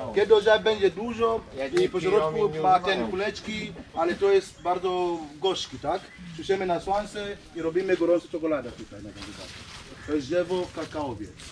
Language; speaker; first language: Polish; non-native, learner; Swahili